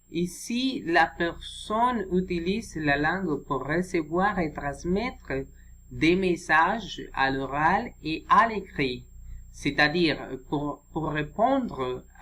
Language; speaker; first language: French; non-native, learner; Spanish